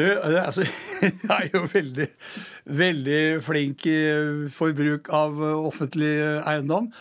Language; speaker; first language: Norwegian; native; Norwegian